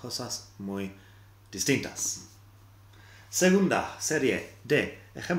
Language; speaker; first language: Spanish; non-native, fluent; English